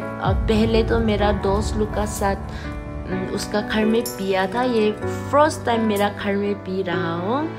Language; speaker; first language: Hindi; non-native, local second language; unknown